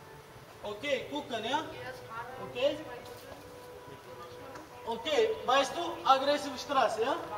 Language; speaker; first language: German; non-native, learner; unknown